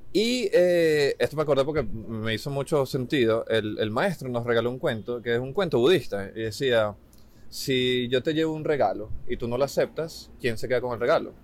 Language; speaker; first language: Spanish; native; Spanish